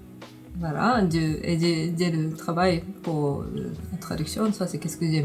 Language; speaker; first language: French; non-native, fluent; Japanese